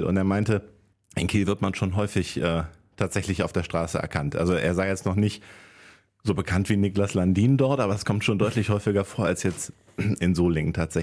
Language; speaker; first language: German; native; German